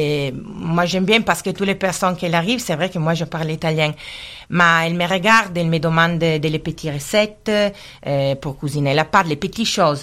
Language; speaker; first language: French; non-native, learner; Italian